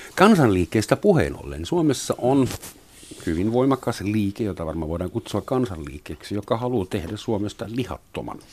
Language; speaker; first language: Finnish; non-native, fluent; German